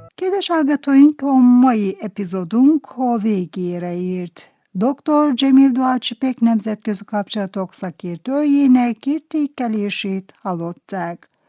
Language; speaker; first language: Hungarian; non-native, fluent; Turkish